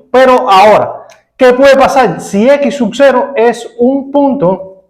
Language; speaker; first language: Spanish; native; Spanish